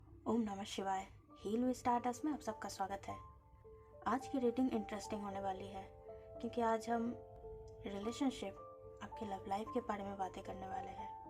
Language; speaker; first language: Hindi; native; Hindi